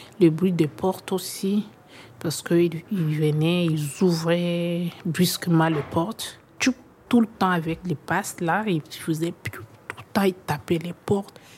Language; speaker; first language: French; non-native, local second language; Swahili